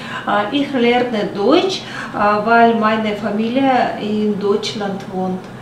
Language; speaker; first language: German; non-native, learner; Russian